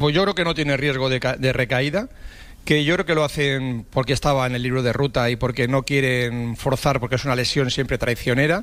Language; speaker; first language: Spanish; native; Spanish